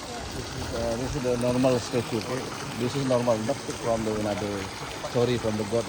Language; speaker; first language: English; non-native, learner; Balinese